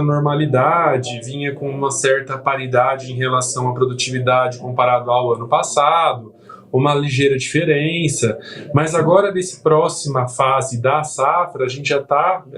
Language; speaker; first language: Portuguese; native; Portuguese